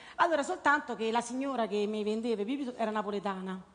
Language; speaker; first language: Italian; native; Italian